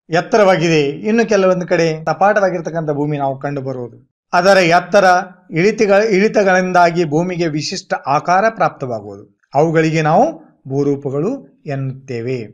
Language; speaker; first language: Kannada; native; Kannada